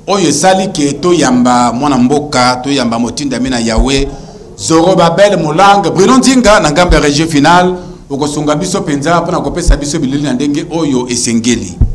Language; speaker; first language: Lingala; native; Lingala